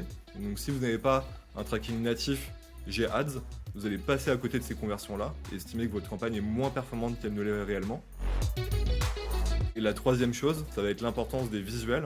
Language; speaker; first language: French; native; French